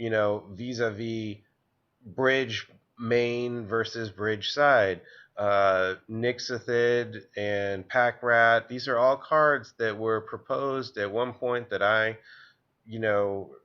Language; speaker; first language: English; native; English